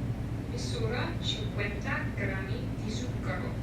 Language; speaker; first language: Italian; non-native, learner; English